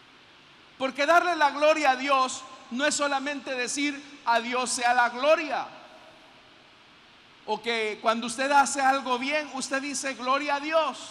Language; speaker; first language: Spanish; native; Spanish